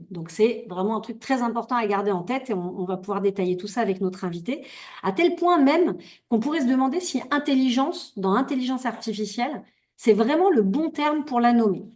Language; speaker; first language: French; native; French